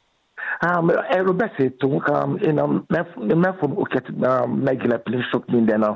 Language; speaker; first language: Hungarian; non-native, fluent; Yoruba